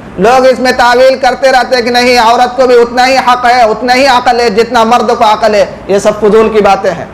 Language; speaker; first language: Urdu; native; Urdu